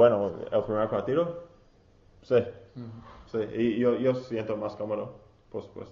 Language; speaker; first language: Spanish; non-native, learner; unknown